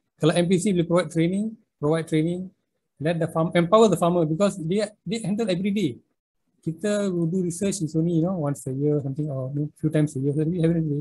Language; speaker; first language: English; non-native, local second language; Malay